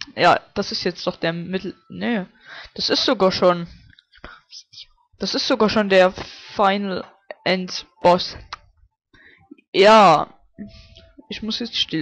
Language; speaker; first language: German; native; German